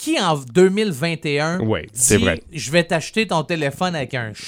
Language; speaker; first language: French; native; French